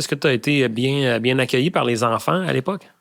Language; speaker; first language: French; native; French